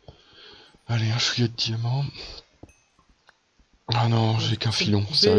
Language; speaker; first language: French; native; French